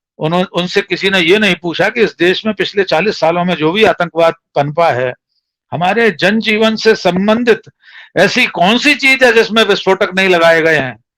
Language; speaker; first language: Hindi; native; Hindi